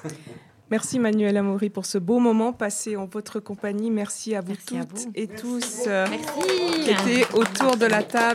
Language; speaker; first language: French; native; French